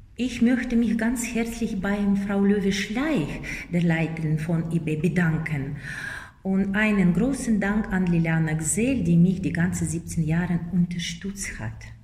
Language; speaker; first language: German; non-native, fluent; Russian